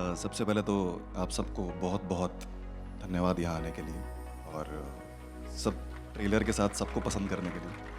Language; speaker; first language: Hindi; native; Hindi